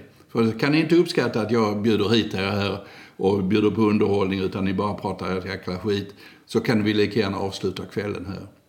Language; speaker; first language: Swedish; native; Swedish